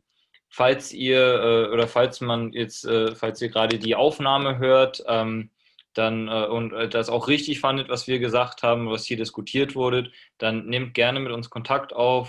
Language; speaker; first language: German; native; German